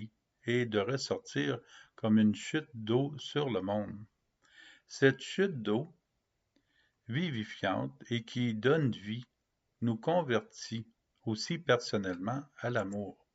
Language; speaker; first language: French; native; French